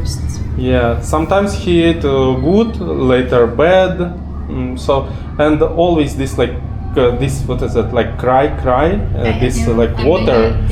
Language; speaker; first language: English; non-native, learner; Russian